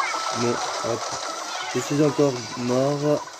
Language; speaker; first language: French; native; French